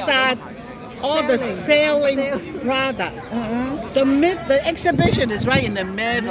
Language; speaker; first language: English; non-native, learner; Cantonese